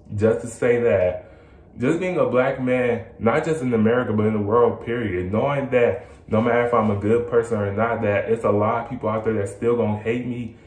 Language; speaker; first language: English; native; English